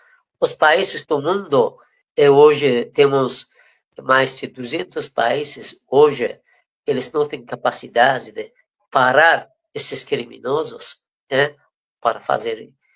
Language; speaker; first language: Portuguese; non-native, fluent; Persian